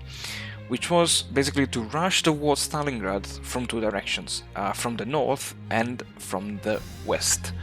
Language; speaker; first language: English; non-native, fluent; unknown